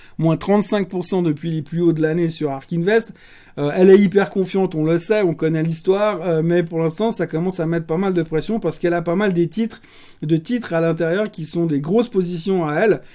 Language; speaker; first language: French; native; French